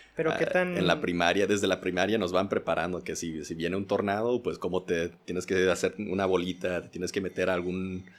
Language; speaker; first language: Spanish; early bilingual, heritage; Spanish